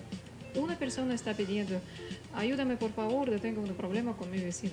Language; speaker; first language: Spanish; non-native, fluent; Russian